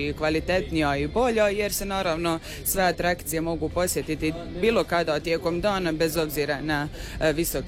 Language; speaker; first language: Serbian; native; Serbian